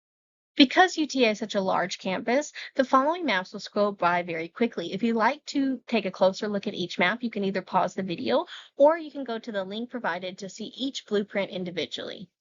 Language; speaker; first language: English; native; English